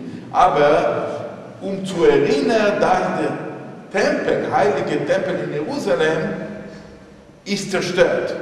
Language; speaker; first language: German; non-native, fluent; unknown